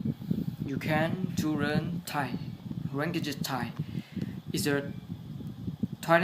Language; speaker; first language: English; non-native, learner; Thai